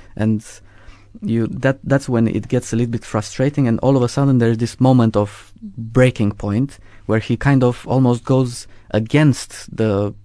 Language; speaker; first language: English; non-native, fluent; Romanian